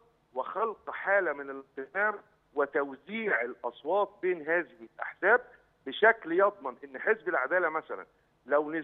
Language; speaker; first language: Arabic; native; Arabic